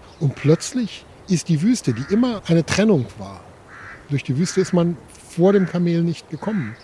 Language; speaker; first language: German; native; German